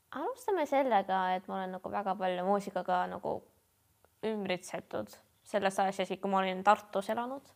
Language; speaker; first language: Estonian; non-native, local second language; Russian